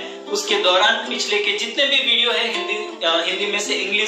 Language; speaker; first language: Hindi; non-native, local second language; Gujarati